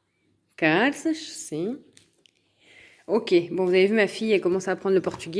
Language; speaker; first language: French; native; French